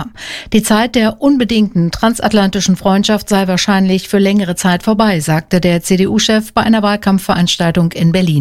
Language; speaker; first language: German; native; German